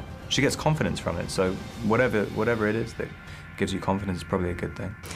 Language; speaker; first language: English; native; English